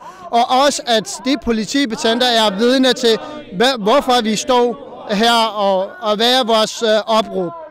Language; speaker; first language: Danish; non-native, fluent; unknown